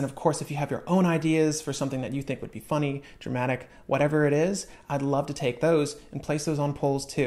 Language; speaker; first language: English; native; English